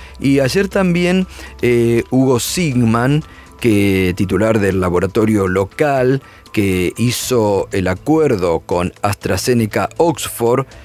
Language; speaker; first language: Spanish; native; Spanish